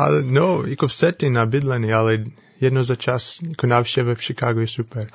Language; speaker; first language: Czech; non-native, fluent; English